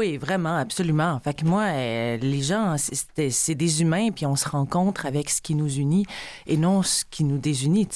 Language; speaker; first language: French; native; French